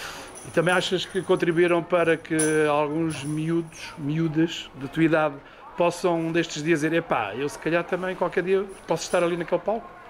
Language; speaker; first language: Portuguese; native; Portuguese